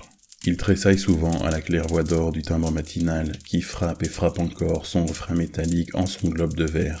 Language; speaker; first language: French; native; French